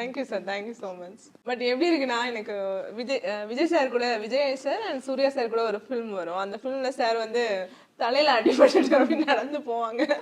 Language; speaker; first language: Tamil; native; Tamil